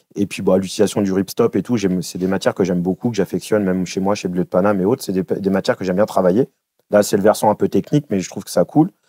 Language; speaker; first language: French; native; French